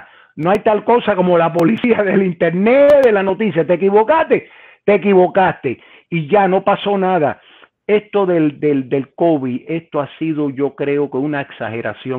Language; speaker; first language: Spanish; native; Spanish